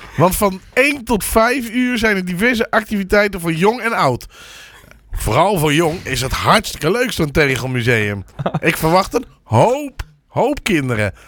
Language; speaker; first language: Dutch; native; Dutch